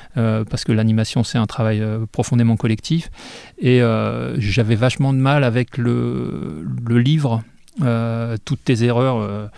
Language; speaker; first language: French; native; French